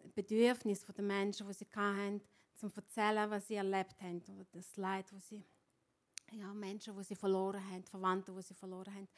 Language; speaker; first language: German; non-native, fluent; Ukrainian